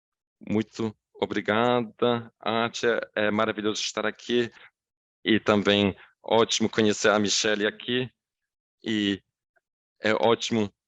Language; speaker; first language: Portuguese; non-native, fluent; English